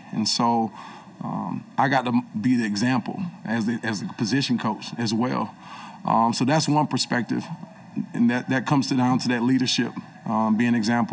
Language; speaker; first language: English; native; English